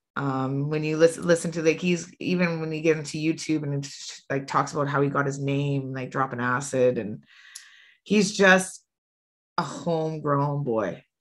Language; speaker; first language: English; native; English